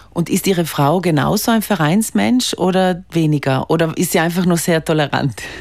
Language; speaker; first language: German; native; German